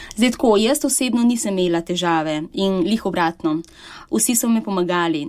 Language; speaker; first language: Slovenian; early bilingual, other home language; Chinese